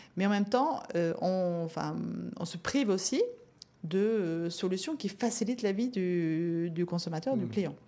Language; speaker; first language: French; non-native, fluent; Norwegian